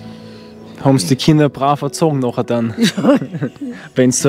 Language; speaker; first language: German; native; German